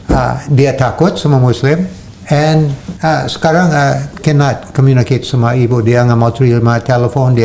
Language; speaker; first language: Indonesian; non-native, learner; English